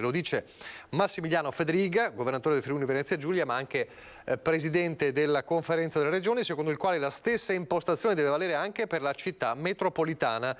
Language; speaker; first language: Italian; native; Italian